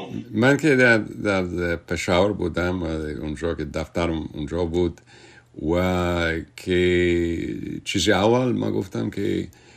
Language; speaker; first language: Persian; non-native, fluent; English